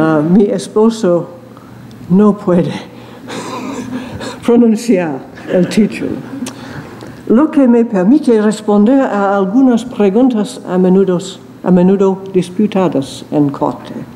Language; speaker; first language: Spanish; non-native, learner; English